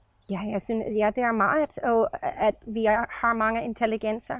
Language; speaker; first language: Danish; non-native, fluent; English